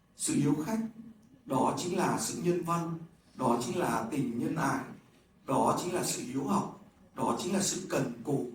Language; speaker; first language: Vietnamese; native; Vietnamese